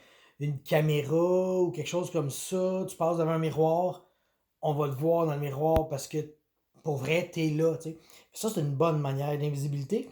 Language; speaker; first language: French; native; French